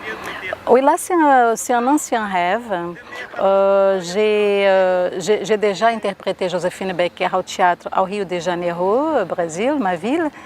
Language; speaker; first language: French; non-native, local second language; Portuguese